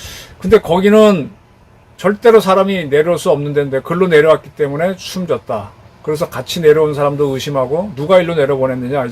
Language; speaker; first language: Korean; native; Korean